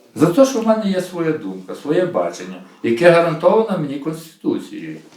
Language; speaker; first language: Ukrainian; native; Ukrainian